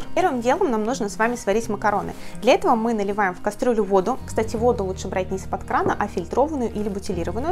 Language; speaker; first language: Russian; native; Russian